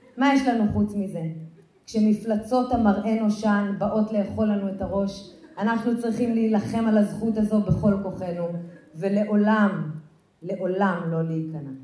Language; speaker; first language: Hebrew; native; Hebrew